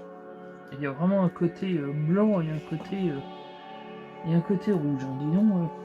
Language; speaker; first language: French; native; French